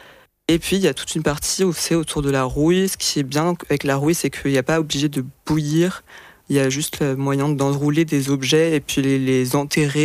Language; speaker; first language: French; native; French